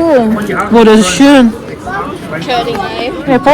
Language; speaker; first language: German; non-native, learner; Cebuano